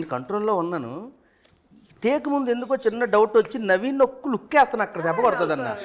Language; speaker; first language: Telugu; native; Telugu